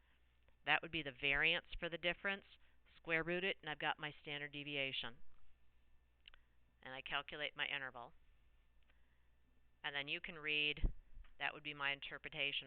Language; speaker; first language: English; native; English